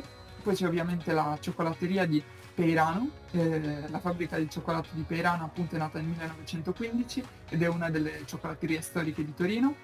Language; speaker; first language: Italian; native; Italian